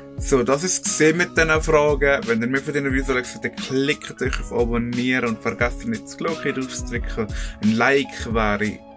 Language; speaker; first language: German; early bilingual, other home language; Spanish